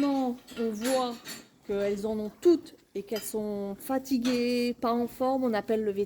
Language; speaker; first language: French; native; French